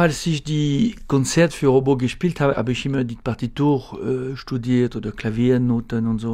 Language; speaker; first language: German; non-native, fluent; French